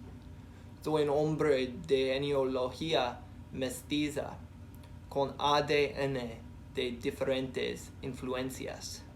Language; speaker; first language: Spanish; non-native, learner; English